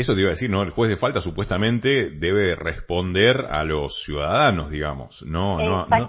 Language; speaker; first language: Spanish; native; Spanish